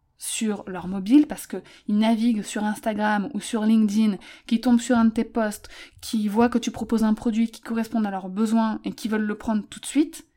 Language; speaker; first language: French; native; French